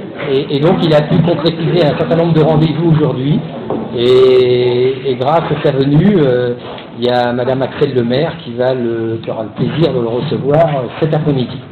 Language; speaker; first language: French; native; French